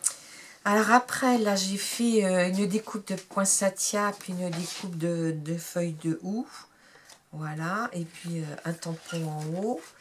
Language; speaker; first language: French; native; French